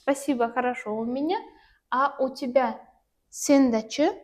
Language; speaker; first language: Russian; non-native, fluent; Uzbek